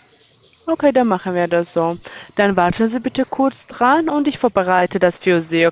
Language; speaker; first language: German; non-native, learner; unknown